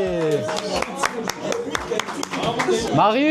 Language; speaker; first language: French; native; French